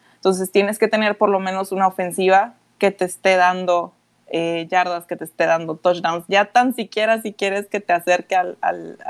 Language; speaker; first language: Spanish; native; Spanish